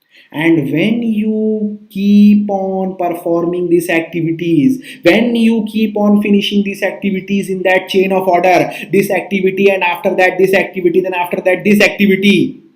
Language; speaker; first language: English; non-native, local second language; Hindi